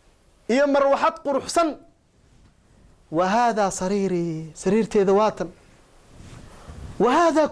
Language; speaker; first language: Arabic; non-native, local second language; Somali